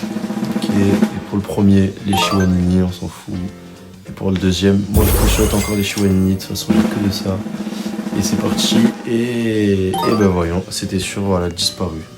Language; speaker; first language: French; native; French